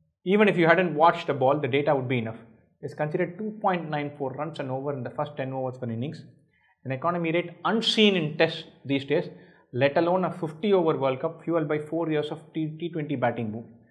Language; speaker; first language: English; non-native, local second language; Tamil